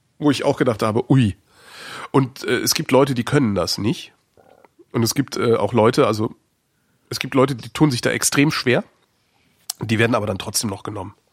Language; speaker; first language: German; native; German